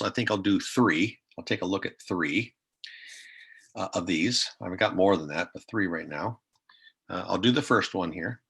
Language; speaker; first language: English; native; English